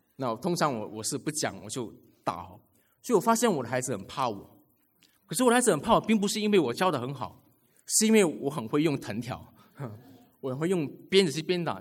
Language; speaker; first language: Chinese; native; Chinese